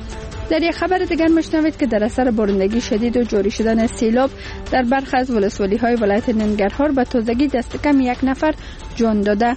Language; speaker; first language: Persian; native; Persian